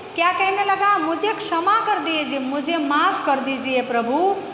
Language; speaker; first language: Hindi; non-native, local second language; Gujarati